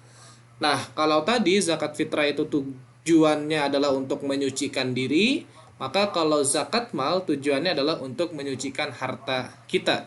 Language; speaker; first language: Indonesian; native; Indonesian